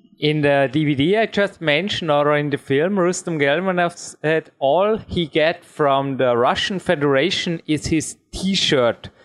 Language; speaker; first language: English; non-native, fluent; German